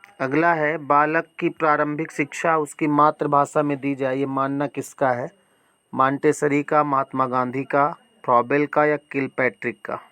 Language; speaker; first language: Hindi; native; Hindi